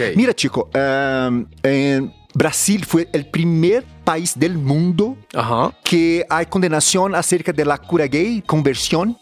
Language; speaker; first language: Spanish; non-native, learner; Portuguese